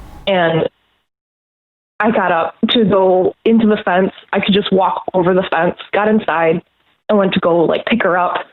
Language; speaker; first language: English; native; English